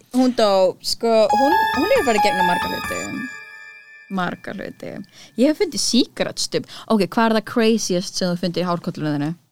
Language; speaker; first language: Icelandic; native; Icelandic